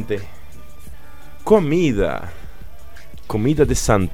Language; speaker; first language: Spanish; native; Spanish